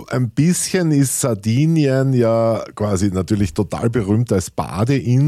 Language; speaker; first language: German; native; German